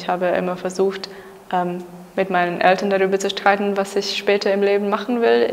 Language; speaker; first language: German; non-native, fluent; Czech